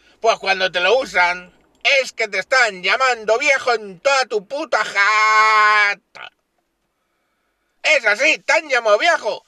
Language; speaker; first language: Spanish; native; Spanish